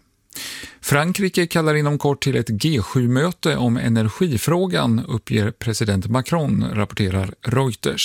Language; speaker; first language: Swedish; native; Swedish